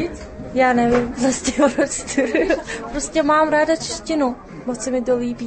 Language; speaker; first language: Czech; non-native, fluent; Mongolian